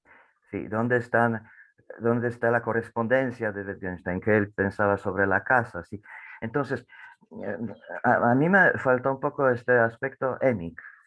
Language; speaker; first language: Spanish; non-native, fluent; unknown